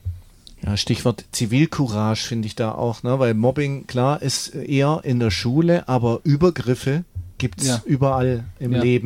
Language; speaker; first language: German; native; German